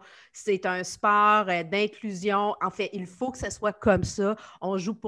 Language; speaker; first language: French; native; French